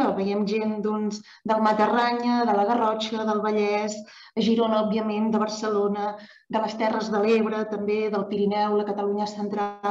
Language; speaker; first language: Catalan; native; Catalan